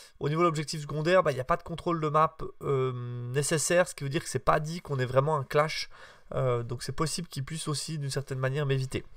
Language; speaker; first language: French; native; French